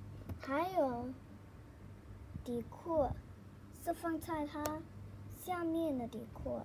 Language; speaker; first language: Chinese; non-native, learner; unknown